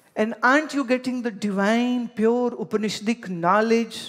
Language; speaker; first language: English; non-native, local second language; Hindi